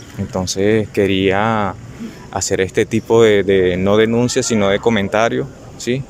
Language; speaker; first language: Spanish; native; Spanish